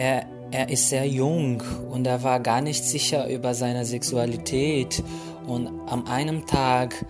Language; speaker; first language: German; non-native, fluent; Portuguese